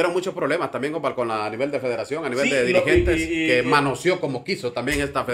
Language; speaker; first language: Spanish; native; Spanish